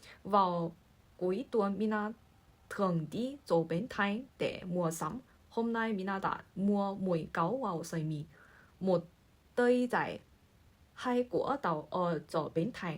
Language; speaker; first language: Vietnamese; non-native, learner; Korean